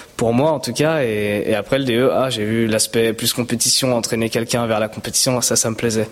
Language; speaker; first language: French; native; French